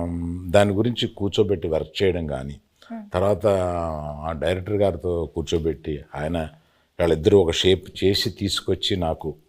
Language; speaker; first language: Telugu; native; Telugu